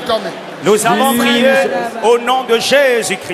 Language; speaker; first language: French; non-native, local second language; Ewe